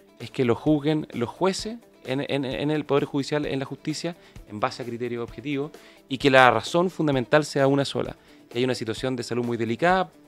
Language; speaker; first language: Spanish; native; Spanish